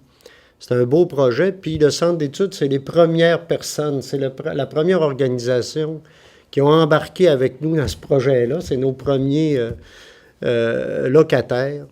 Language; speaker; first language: French; native; French